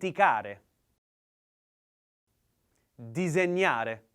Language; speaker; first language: Italian; non-native, learner; English